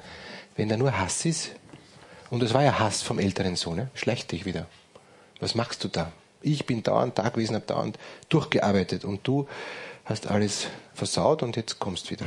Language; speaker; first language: German; native; German